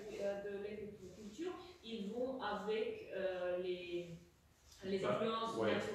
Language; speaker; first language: French; non-native, fluent; Russian